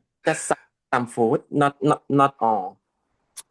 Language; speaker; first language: English; non-native, learner; Thai